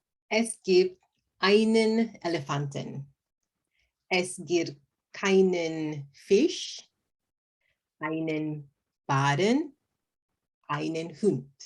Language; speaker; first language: German; non-native, learner; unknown